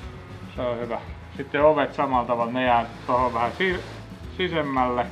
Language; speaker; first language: Finnish; native; Finnish